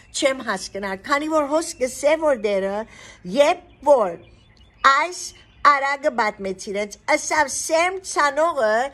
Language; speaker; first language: Armenian; early bilingual, heritage; Armenian